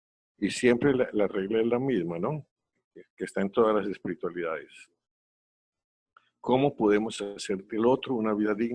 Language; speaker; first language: Spanish; native; Spanish